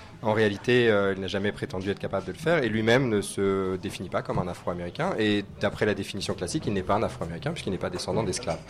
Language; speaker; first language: French; native; French